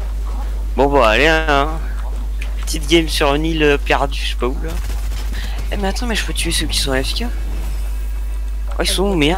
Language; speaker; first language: French; native; French